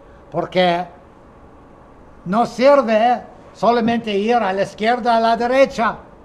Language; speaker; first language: Spanish; non-native, fluent; English